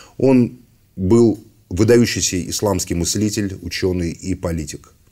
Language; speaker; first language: Russian; native; Russian